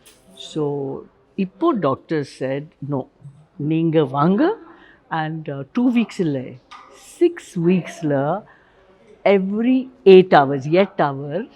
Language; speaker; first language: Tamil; non-native, learner; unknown